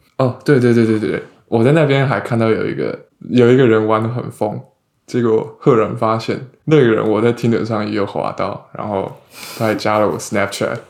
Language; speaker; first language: Chinese; native; Chinese